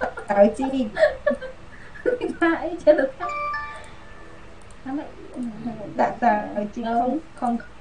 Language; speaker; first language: Vietnamese; non-native, learner; Khmer